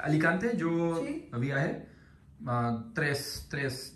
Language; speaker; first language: Spanish; non-native, learner; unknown